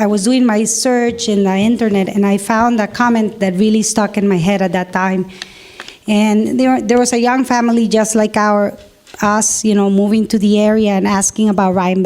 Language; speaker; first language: English; non-native, fluent; Spanish